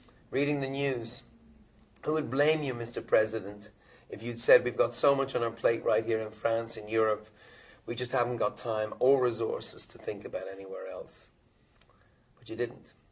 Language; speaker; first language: English; native; English